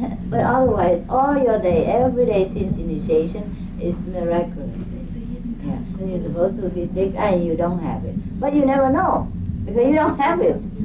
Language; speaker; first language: English; non-native, fluent; Vietnamese